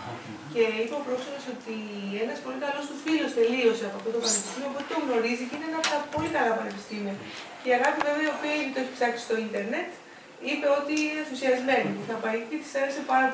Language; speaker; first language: Greek; native; Greek